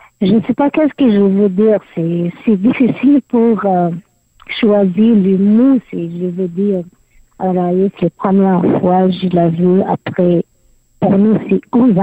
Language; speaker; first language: French; non-native, learner; Arabic